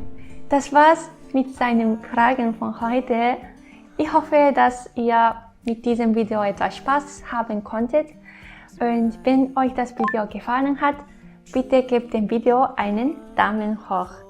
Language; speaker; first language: German; non-native, fluent; Japanese